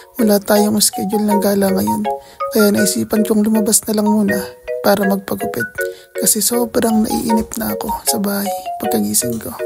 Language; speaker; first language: Filipino; native; Filipino